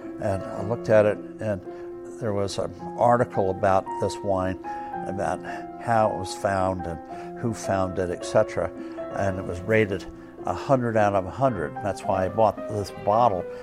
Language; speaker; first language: English; native; English